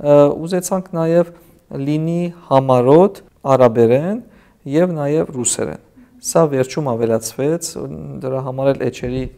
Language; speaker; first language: Armenian; native; Armenian